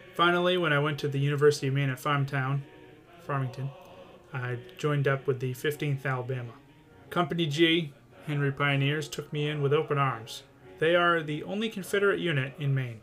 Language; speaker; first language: English; native; English